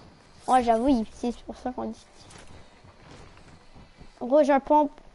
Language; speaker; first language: French; native; French